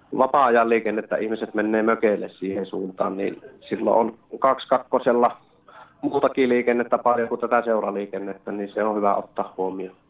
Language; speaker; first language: Finnish; native; Finnish